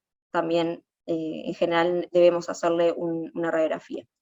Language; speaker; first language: Spanish; native; Spanish